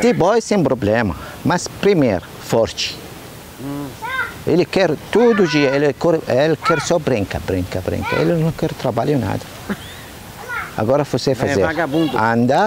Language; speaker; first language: Portuguese; non-native, learner; Arabic